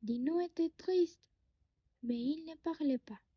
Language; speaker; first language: French; non-native, learner; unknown